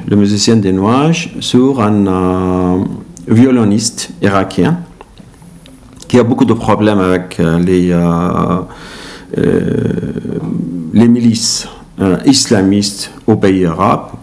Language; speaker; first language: French; non-native, learner; Arabic